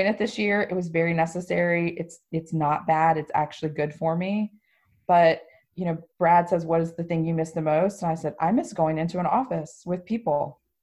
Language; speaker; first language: English; native; English